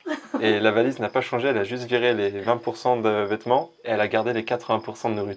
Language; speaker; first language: French; native; French